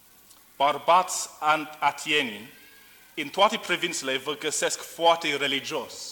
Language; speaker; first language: Romanian; non-native, learner; English